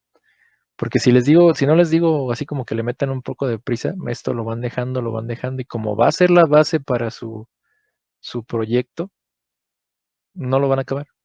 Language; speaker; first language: Spanish; native; Spanish